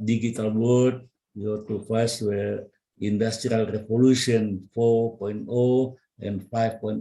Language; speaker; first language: English; non-native, learner; Indonesian